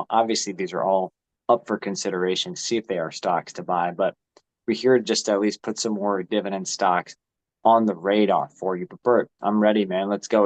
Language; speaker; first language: English; native; English